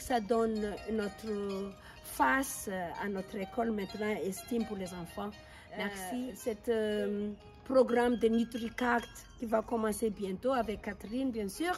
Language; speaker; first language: French; non-native, local second language; Malagasy